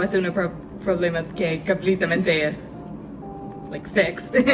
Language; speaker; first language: Spanish; non-native, learner; English